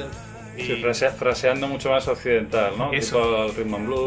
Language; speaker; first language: Spanish; native; Spanish